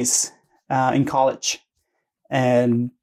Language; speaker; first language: English; non-native, fluent; Spanish